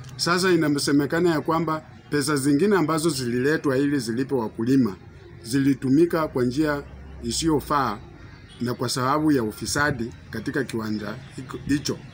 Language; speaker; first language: Swahili; native; Swahili